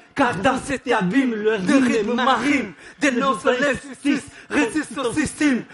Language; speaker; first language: Spanish; non-native, fluent; Wolof